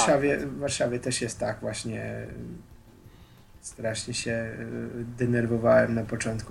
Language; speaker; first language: Polish; non-native, fluent; Slovenian